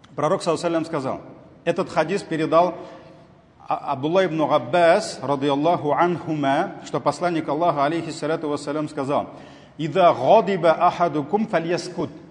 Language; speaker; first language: Russian; non-native, local second language; Tatar